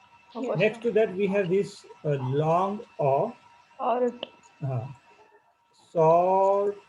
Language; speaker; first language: English; non-native, local second language; Marathi